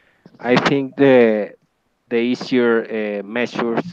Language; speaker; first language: English; non-native, learner; Spanish